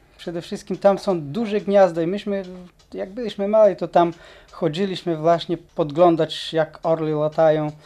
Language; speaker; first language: Polish; non-native, fluent; Bulgarian